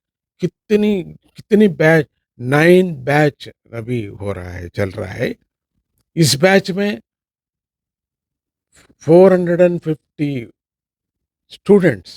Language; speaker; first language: Hindi; non-native, local second language; Kannada